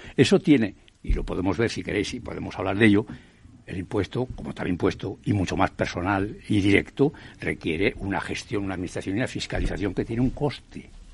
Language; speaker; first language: Spanish; native; Spanish